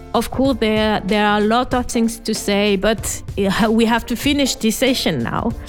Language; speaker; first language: English; non-native, fluent; French